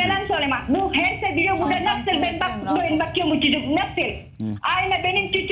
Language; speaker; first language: Turkish; non-native, learner; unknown